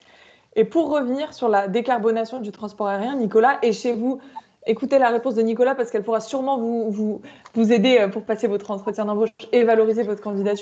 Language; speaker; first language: French; native; French